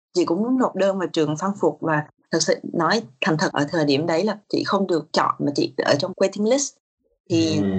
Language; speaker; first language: Vietnamese; native; Vietnamese